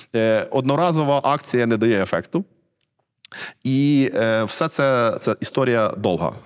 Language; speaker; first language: Ukrainian; native; Ukrainian